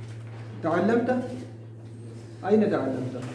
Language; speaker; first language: Arabic; non-native, fluent; Urdu